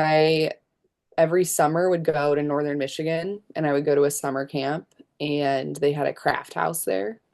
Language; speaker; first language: English; native; English